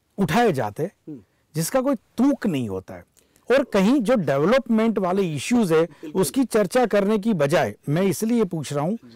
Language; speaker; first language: Hindi; non-native, local second language; Gujarati